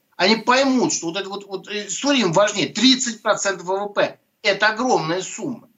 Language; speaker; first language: Russian; native; Russian